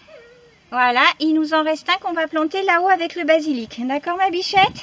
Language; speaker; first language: French; native; French